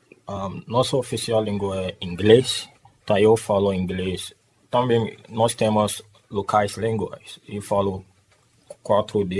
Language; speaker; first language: Portuguese; non-native, learner; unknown